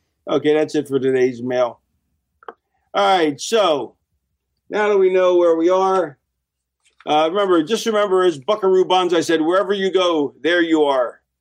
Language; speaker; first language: English; native; English